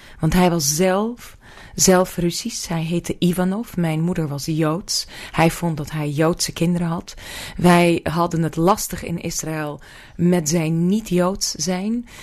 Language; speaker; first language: Dutch; non-native, fluent; Russian